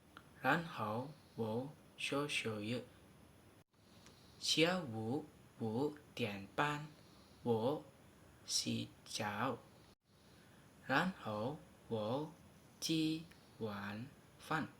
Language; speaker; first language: Chinese; non-native, learner; Indonesian